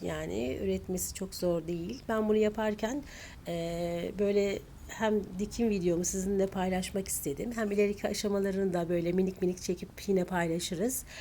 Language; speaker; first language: Turkish; native; Turkish